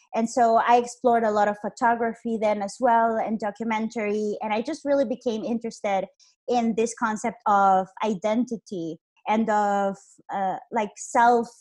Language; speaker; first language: English; non-native, fluent; Spanish